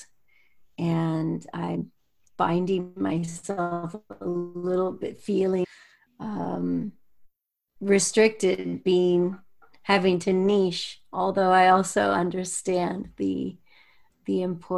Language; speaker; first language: English; native; English